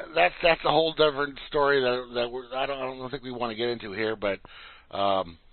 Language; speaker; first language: English; native; English